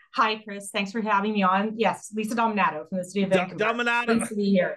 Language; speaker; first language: English; native; English